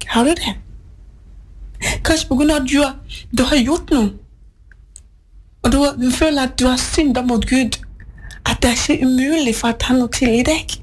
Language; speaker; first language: Norwegian; non-native, fluent; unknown